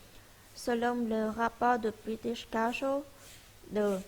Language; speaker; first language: French; non-native, learner; Vietnamese